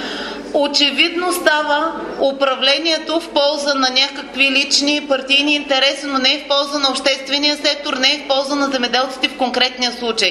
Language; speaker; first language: Bulgarian; native; Bulgarian